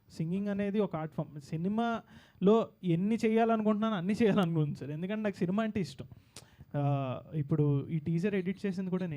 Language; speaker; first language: Telugu; native; Telugu